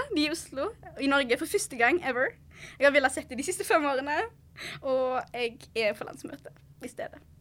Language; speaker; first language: Norwegian; early bilingual, other home language; Arabic